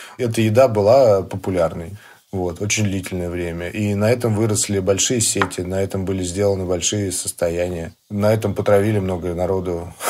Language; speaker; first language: Russian; native; Russian